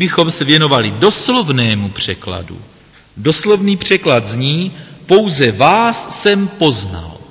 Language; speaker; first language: Czech; native; Czech